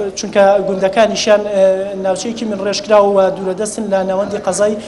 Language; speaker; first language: Central Kurdish; non-native, local second language; Gurani